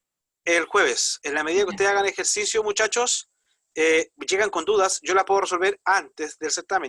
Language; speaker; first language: Spanish; native; Spanish